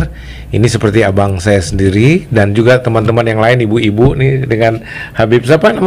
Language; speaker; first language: Indonesian; native; Indonesian